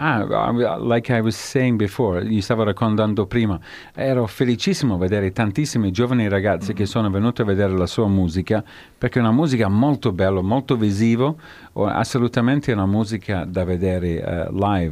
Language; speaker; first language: Italian; native; Italian